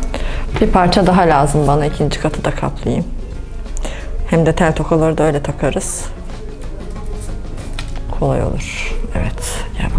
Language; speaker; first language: Turkish; native; Turkish